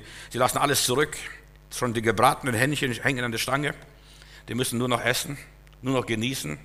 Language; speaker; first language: German; native; German